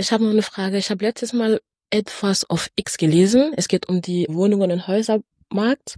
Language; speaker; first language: German; early bilingual, other home language; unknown